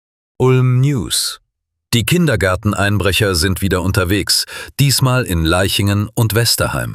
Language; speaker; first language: German; native; German